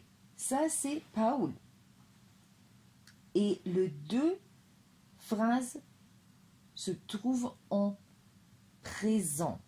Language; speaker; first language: French; non-native, fluent; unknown